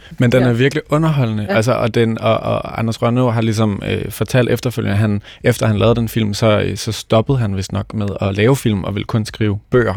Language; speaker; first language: Danish; native; Danish